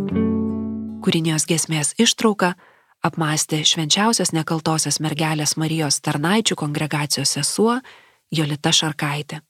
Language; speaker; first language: Lithuanian; native; Lithuanian